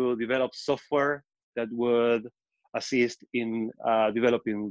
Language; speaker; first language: English; non-native, fluent; Spanish